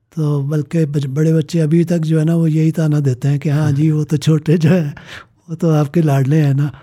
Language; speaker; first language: Urdu; native; Urdu